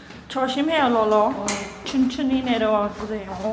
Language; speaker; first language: Korean; non-native, learner; Urdu